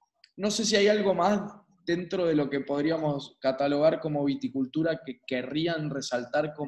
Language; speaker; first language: Spanish; native; Spanish